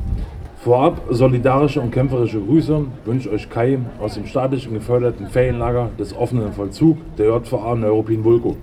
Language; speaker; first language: German; native; German